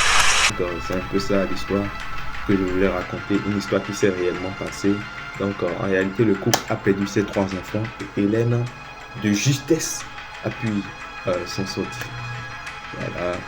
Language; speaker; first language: French; native; French